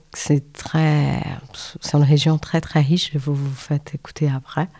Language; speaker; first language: French; non-native, fluent; Portuguese